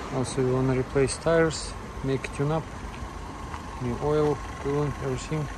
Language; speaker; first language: English; non-native, learner; Russian